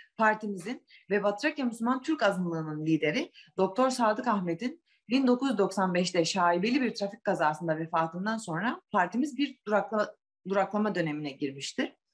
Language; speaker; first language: Turkish; native; Turkish